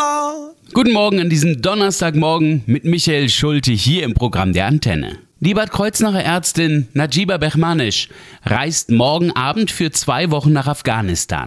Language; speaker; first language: German; native; German